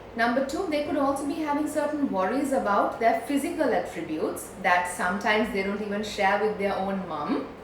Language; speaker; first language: English; non-native, local second language; Sinhala